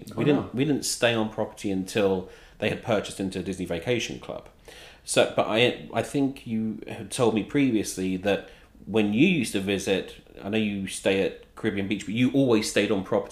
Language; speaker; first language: English; native; English